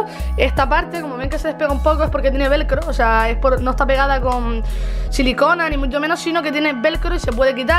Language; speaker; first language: Spanish; native; Spanish